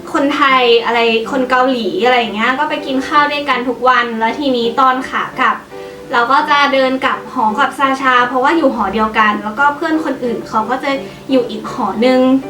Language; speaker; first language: Thai; native; Thai